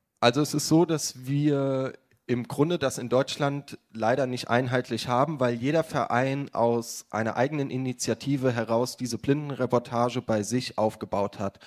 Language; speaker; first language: German; native; German